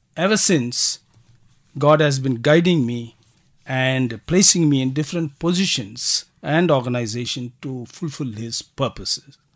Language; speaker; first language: English; non-native, local second language; Tamil